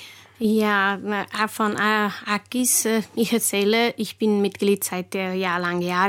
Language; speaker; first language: German; non-native, fluent; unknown